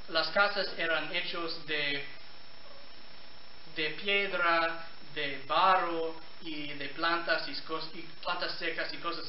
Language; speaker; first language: Spanish; non-native, fluent; English